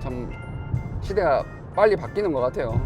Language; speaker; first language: Korean; native; Korean